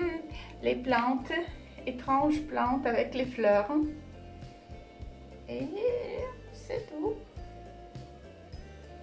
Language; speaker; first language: French; non-native, fluent; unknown